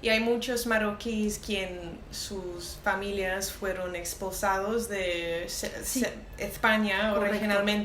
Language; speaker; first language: Spanish; non-native, learner; English